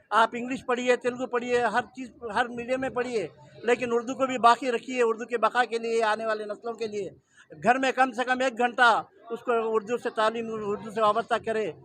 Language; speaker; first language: Urdu; native; Urdu